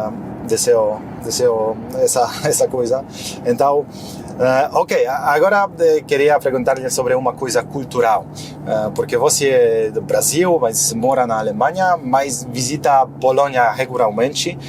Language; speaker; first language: Portuguese; non-native, fluent; Polish